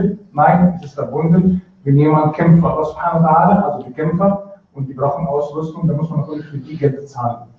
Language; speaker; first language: German; non-native, fluent; Arabic